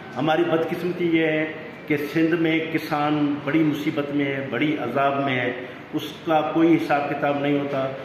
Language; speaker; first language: Urdu; non-native, local second language; Sindhi